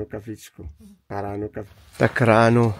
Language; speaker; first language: Czech; non-native, learner; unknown